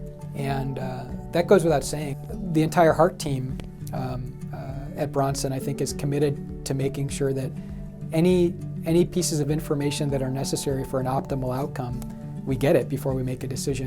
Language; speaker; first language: English; native; English